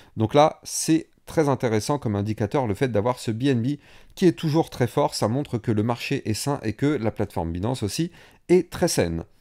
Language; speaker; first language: French; native; French